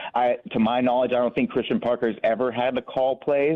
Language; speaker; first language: English; native; English